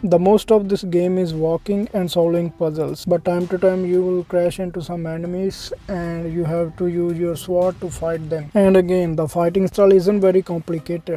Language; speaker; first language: English; non-native, fluent; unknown